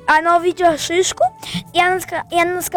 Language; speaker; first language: Russian; early bilingual, heritage; Russian